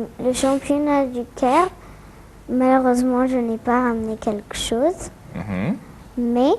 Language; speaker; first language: French; non-native, learner; Arabic